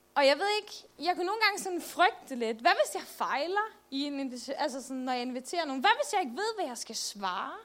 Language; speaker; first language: Danish; non-native, local second language; Faroese